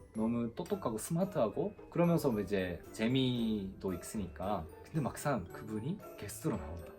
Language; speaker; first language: Korean; non-native, fluent; Japanese